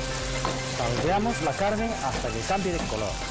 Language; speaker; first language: Spanish; non-native, fluent; Chinese